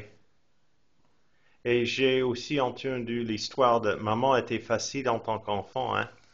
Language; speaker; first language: French; non-native, fluent; English